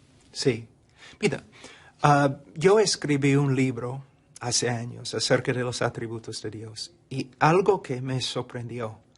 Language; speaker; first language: Spanish; non-native, fluent; English